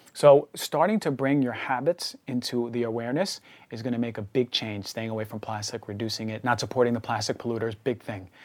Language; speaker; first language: English; native; English